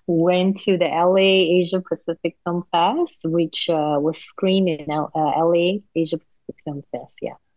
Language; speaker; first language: English; non-native, local second language; Cantonese